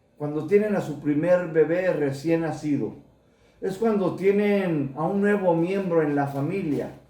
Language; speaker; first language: Spanish; early bilingual, heritage; Spanish